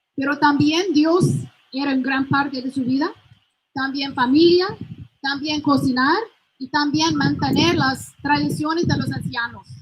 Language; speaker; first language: Spanish; non-native, fluent; English